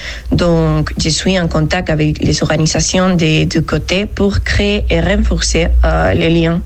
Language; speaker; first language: French; non-native, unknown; Spanish